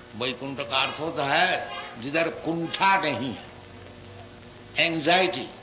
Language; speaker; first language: Hindi; non-native, local second language; Bangla